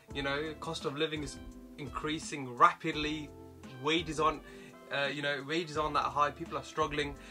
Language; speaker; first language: English; early bilingual, other home language; Hindi